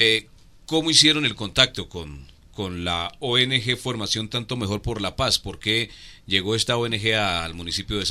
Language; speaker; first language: Spanish; native; Spanish